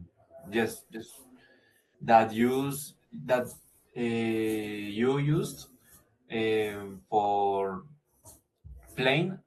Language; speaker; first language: English; non-native, learner; Spanish